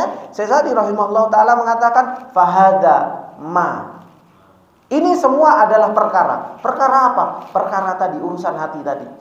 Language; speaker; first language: Indonesian; native; Indonesian